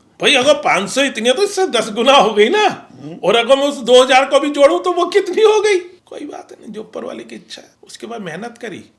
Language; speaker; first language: Hindi; non-native, local second language; Punjabi